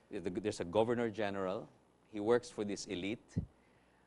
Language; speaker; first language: English; non-native, local second language; Filipino